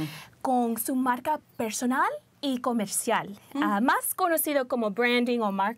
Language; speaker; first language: Spanish; early bilingual, heritage; Spanish